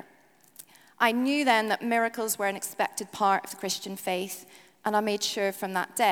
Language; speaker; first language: English; native; English